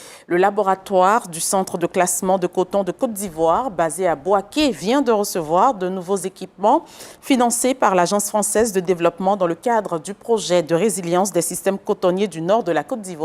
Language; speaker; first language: French; native; French